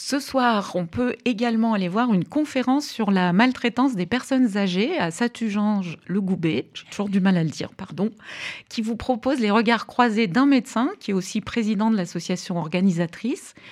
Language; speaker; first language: French; non-native, fluent; English